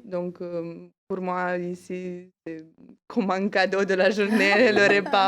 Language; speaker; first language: French; non-native, fluent; Romanian